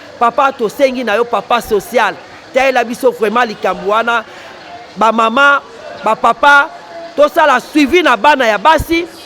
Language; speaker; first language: Lingala; native; Lingala